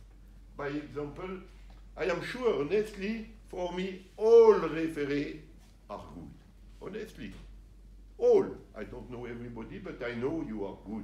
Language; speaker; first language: English; non-native, learner; French